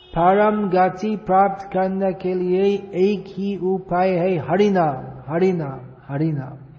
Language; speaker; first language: Hindi; non-native, fluent; English